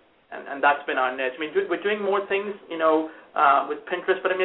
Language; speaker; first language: English; non-native, local second language; Hindi